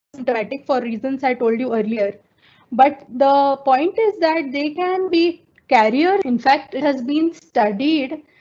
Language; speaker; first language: English; non-native, local second language; Marathi